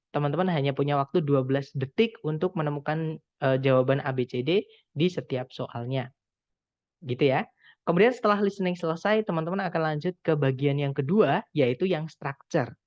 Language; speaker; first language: Indonesian; non-native, local second language; Javanese